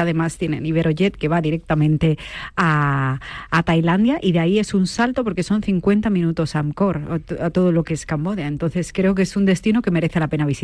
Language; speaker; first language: Spanish; native; Spanish